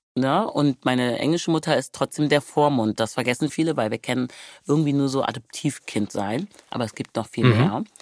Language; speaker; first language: German; native; German